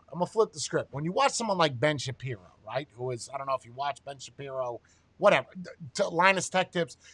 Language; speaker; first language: English; native; English